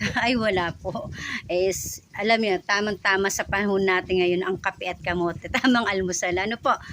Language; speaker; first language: Filipino; non-native, local second language; Bikol